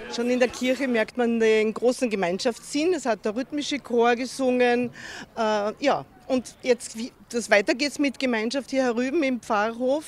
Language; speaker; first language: German; native; German